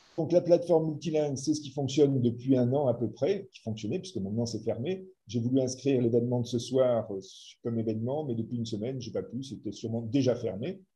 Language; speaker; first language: French; native; French